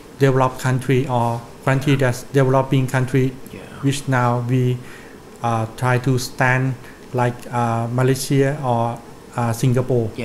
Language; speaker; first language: English; non-native, learner; Thai